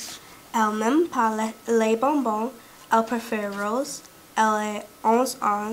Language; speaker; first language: French; non-native, learner; English